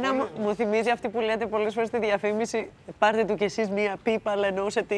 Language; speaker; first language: Greek; native; Greek